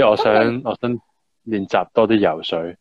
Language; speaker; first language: Chinese; early bilingual, heritage; Cantonese